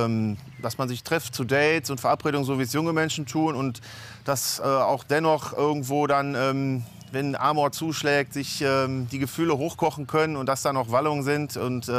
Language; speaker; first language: German; native; German